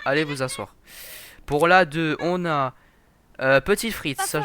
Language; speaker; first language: French; native; French